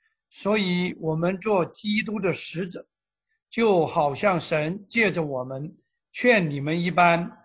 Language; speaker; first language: Chinese; native; Chinese